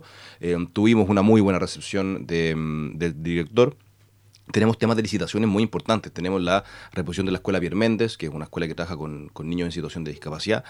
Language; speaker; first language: Spanish; native; Spanish